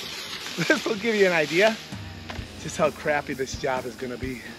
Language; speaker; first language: English; native; English